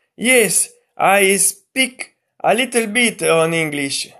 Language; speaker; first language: English; non-native, learner; Italian